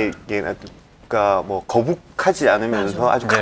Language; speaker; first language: Korean; native; Korean